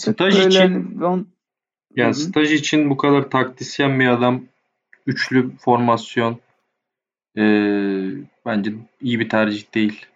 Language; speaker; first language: Turkish; native; Turkish